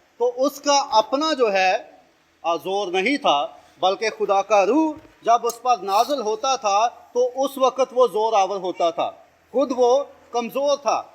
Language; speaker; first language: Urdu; non-native, local second language; Punjabi